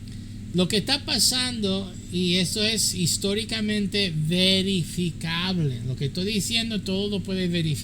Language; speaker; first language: Spanish; early bilingual, heritage; English